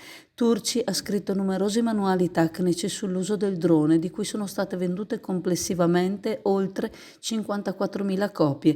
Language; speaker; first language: Italian; native; Italian